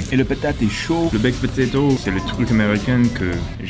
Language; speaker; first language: French; non-native, learner; English